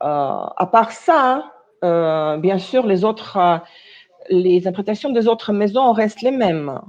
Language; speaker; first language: French; non-native, fluent; Russian